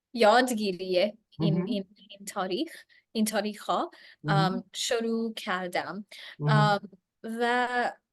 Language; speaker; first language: Persian; non-native, learner; English